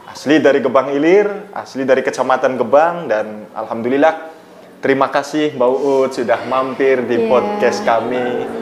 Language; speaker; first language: Indonesian; native; Indonesian